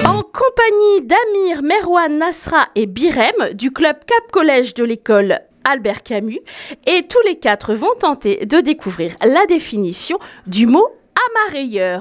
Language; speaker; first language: French; native; French